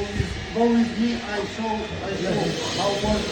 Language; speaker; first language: English; non-native, learner; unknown